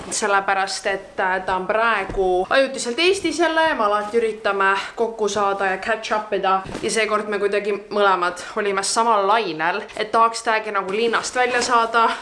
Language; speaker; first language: Estonian; native; Estonian